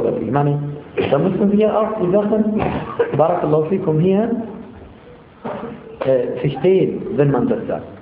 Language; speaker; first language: German; non-native, fluent; Arabic